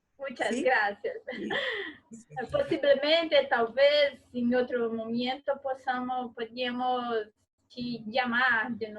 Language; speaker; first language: Spanish; non-native, learner; Portuguese